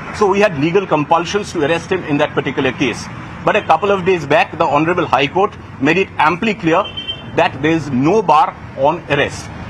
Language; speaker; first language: English; non-native, local second language; Bangla